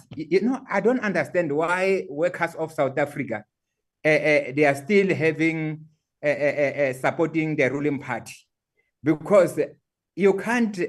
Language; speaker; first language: English; non-native, local second language; Southern Sotho